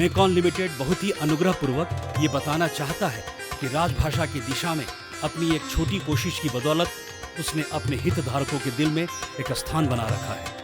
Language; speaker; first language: Hindi; native; Hindi